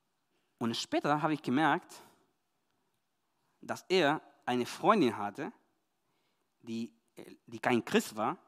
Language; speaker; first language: German; non-native, learner; Spanish